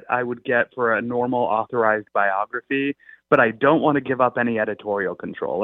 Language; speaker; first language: English; native; English